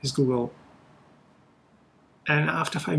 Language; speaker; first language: English; non-native, fluent; Russian